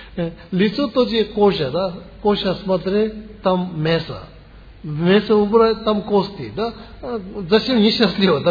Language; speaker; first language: Russian; non-native, learner; Tibetan